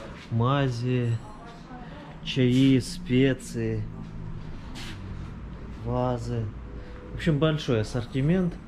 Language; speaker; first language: Russian; native; Russian